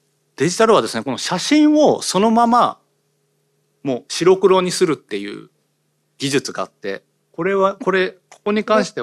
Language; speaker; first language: Japanese; native; Japanese